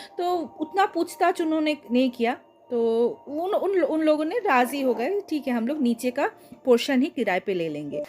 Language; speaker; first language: Hindi; non-native, local second language; Bangla